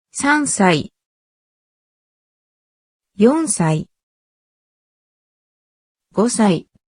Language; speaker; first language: Japanese; non-native, learner; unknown